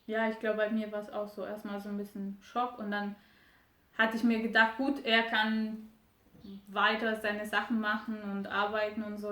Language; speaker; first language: German; non-native, fluent; Romanian